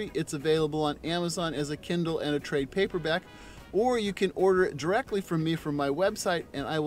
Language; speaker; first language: English; native; English